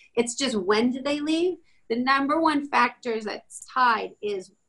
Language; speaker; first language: English; native; English